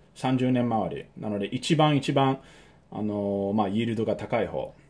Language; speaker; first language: Japanese; early bilingual, heritage; Japanese